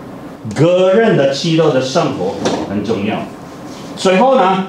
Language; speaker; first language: Chinese; non-native, fluent; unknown